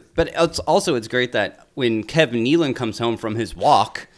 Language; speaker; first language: English; native; English